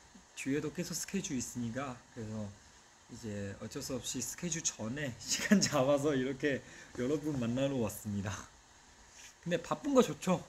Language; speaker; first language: Korean; non-native, fluent; Chinese